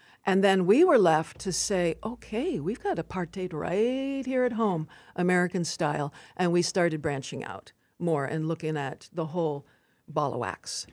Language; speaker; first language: English; early bilingual, other home language; French